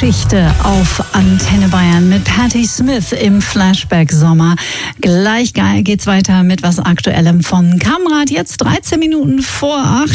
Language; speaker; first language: German; native; German